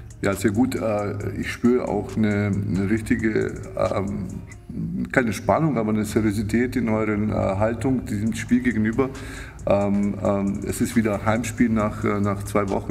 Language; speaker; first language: German; native; German